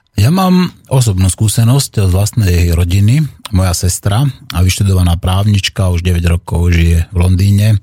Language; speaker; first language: Slovak; native; Slovak